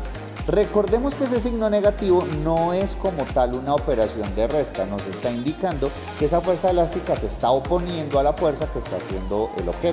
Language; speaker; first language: Spanish; native; Spanish